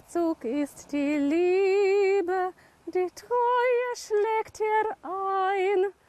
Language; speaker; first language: German; native; German